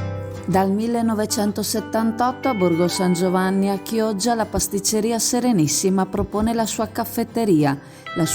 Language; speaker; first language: Italian; native; Italian